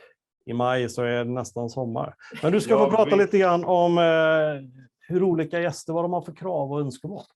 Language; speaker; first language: Swedish; native; Swedish